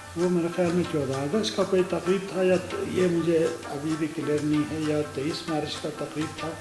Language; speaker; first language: Urdu; non-native, local second language; Balti